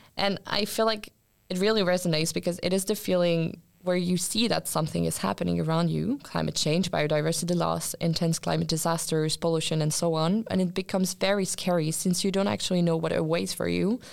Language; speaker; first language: English; non-native, fluent; French